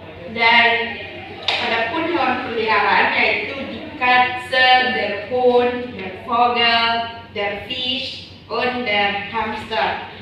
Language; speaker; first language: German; non-native, learner; Indonesian